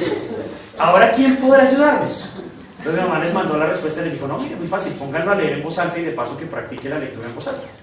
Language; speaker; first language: Spanish; native; Spanish